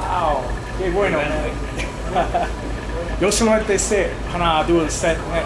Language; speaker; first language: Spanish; non-native, learner; English